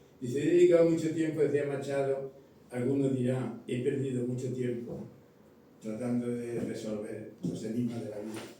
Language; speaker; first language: Spanish; native; Spanish